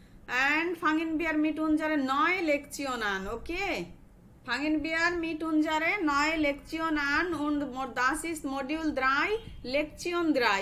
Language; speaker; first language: German; non-native, learner; Bangla